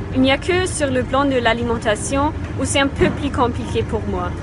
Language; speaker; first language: French; non-native, fluent; German